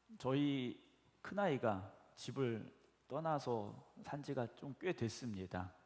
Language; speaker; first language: Korean; native; Korean